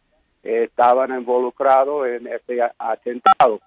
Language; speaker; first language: Spanish; non-native, fluent; English